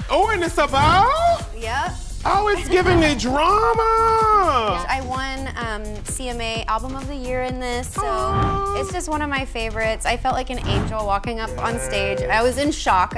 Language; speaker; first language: English; native; English